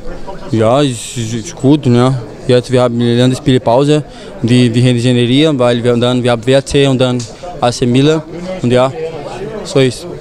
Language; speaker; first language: German; non-native, fluent; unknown